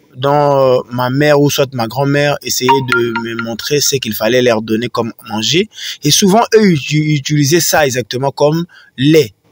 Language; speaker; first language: French; non-native, local second language; Swahili